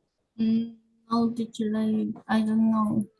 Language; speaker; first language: English; non-native, learner; Spanish